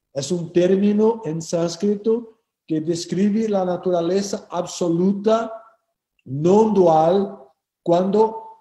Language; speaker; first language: Spanish; non-native, fluent; Portuguese